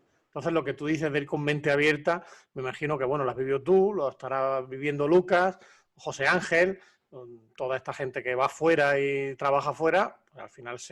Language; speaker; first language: Spanish; native; Spanish